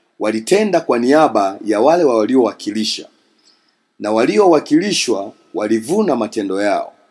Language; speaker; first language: Swahili; non-native, local second language; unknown